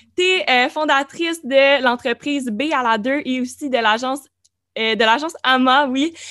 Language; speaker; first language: French; native; French